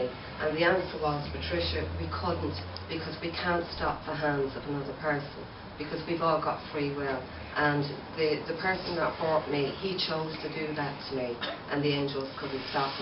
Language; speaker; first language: English; native; English